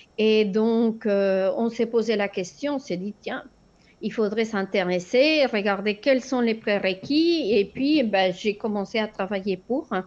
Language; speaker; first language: French; non-native, fluent; Spanish